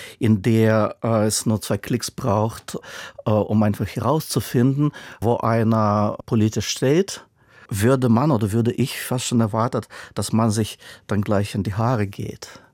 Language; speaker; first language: German; non-native, fluent; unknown